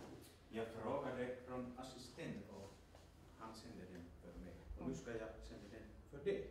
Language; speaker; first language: Swedish; non-native, local second language; Finnish